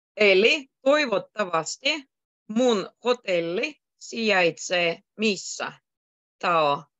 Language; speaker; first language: Finnish; native; Finnish